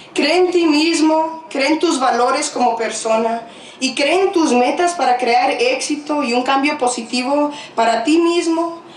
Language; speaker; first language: Spanish; early bilingual, other home language; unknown